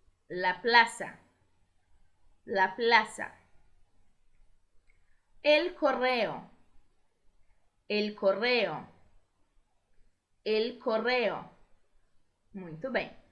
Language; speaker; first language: Spanish; non-native, fluent; Portuguese